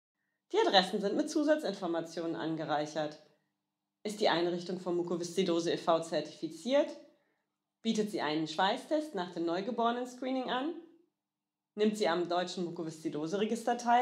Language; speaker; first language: German; native; German